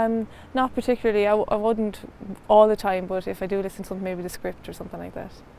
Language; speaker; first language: English; native; English